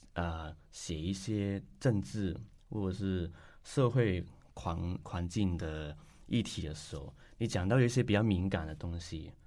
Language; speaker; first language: Chinese; non-native, local second language; Cantonese